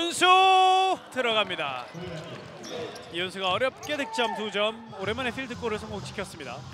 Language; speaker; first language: Korean; native; Korean